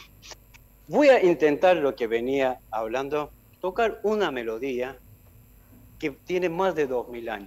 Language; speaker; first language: Spanish; non-native, fluent; Armenian